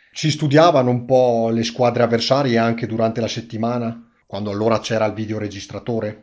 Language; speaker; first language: Italian; native; Italian